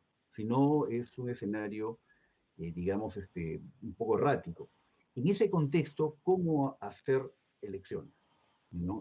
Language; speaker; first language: Spanish; native; Spanish